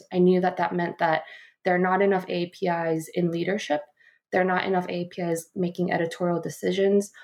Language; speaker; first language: English; early bilingual, other home language; Korean